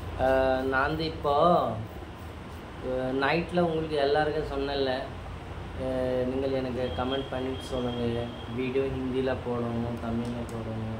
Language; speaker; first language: Tamil; non-native, fluent; Hindi